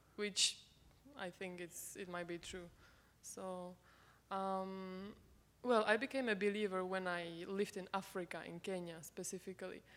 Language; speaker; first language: English; non-native, fluent; Czech